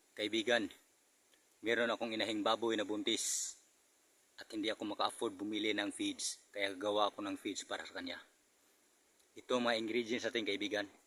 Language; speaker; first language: Filipino; non-native, local second language; Cebuano